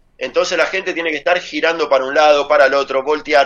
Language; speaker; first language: Spanish; native; Spanish